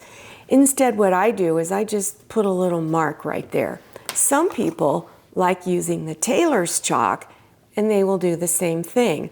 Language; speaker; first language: English; native; English